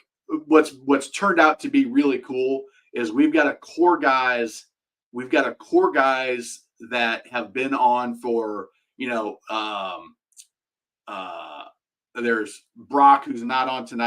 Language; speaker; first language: English; native; English